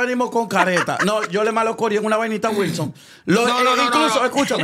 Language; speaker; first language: Spanish; native; Spanish